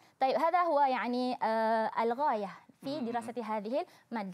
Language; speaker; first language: Arabic; non-native, fluent; Malay